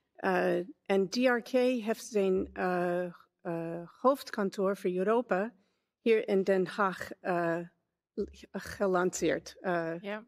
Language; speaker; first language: Dutch; non-native, learner; English